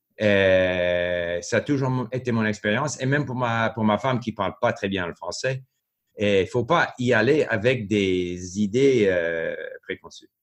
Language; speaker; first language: French; non-native, local second language; English